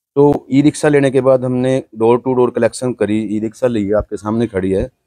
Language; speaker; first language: Hindi; native; Hindi